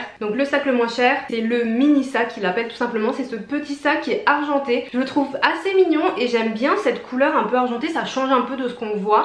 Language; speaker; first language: French; native; French